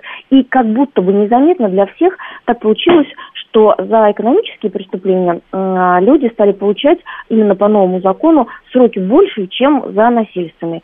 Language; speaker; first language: Russian; native; Russian